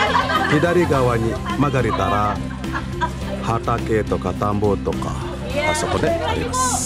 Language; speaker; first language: Japanese; non-native, learner; Indonesian